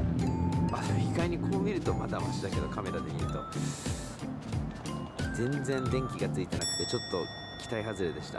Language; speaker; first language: Japanese; native; Japanese